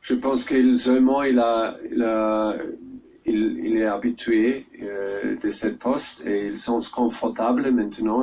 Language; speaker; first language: French; non-native, learner; German